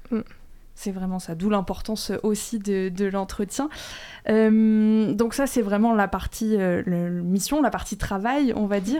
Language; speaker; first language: French; native; French